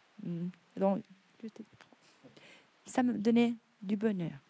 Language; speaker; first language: French; non-native, fluent; Italian